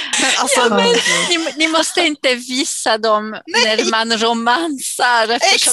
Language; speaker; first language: Swedish; non-native, fluent; English